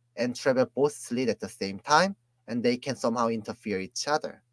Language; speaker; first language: English; non-native, fluent; Korean